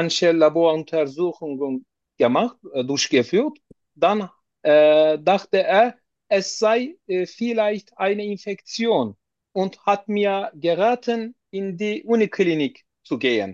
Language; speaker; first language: German; non-native, learner; Turkish